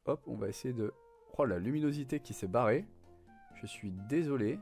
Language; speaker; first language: French; native; French